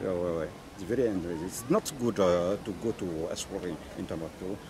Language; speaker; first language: English; non-native, learner; Bambara